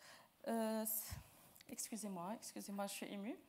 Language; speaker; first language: French; non-native, local second language; Arabic